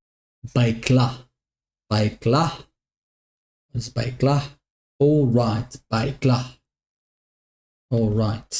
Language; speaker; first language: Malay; non-native, learner; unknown